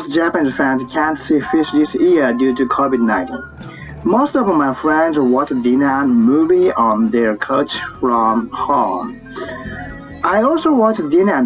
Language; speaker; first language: English; non-native, learner; Japanese